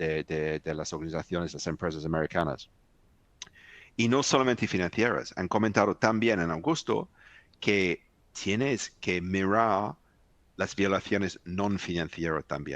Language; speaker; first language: Spanish; non-native, fluent; English